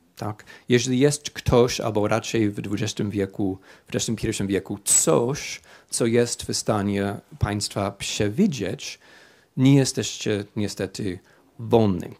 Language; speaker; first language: Polish; non-native, fluent; English